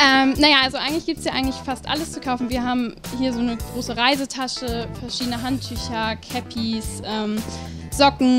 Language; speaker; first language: German; native; German